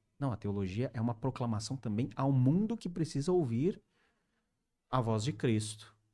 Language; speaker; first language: Portuguese; early bilingual, other home language; Korean